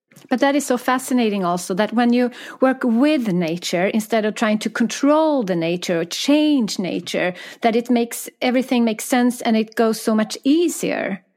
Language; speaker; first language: English; non-native, fluent; Swedish